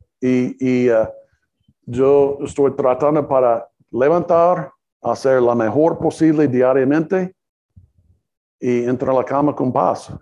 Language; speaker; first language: Spanish; non-native, learner; English